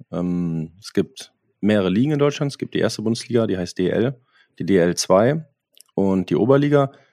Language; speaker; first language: German; native; German